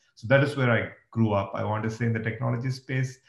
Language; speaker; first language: English; non-native, local second language; Tamil